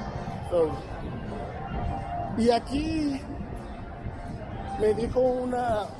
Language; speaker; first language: Spanish; non-native, learner; English